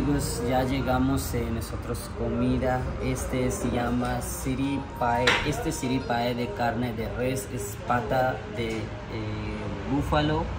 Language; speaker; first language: Spanish; non-native, learner; Urdu